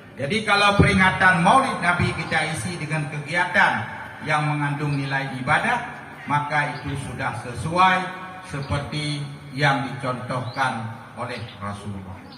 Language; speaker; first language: Malay; non-native, local second language; Achinese